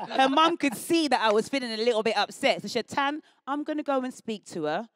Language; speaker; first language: English; native; English